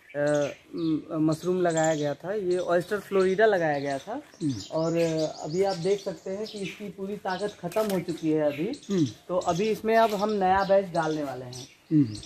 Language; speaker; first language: Hindi; native; Hindi